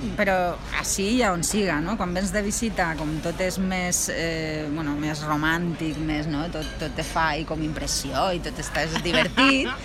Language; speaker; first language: Catalan; non-native, local second language; Spanish